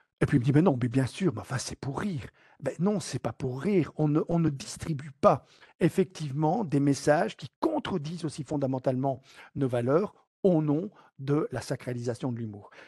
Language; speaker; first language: French; native; French